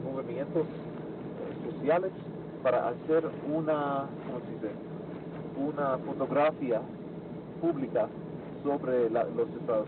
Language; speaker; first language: Spanish; non-native, fluent; English